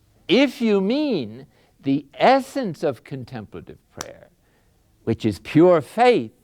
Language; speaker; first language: English; native; English